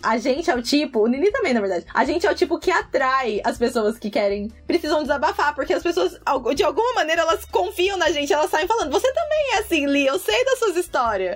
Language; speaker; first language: Portuguese; native; Portuguese